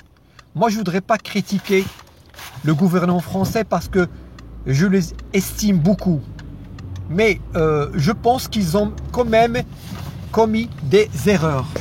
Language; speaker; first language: French; non-native, fluent; Arabic